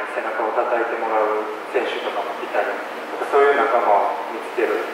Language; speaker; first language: Japanese; native; Japanese